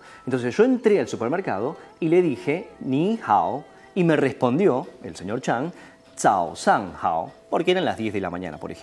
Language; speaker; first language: Spanish; native; Spanish